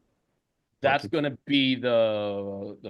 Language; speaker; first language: English; native; English